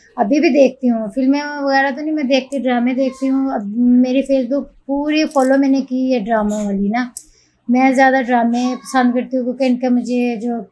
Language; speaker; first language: Urdu; non-native, local second language; Punjabi